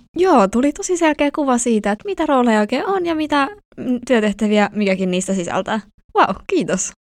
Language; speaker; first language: Finnish; native; Finnish